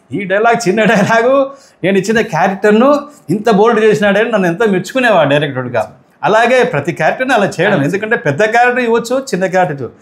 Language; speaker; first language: Telugu; native; Telugu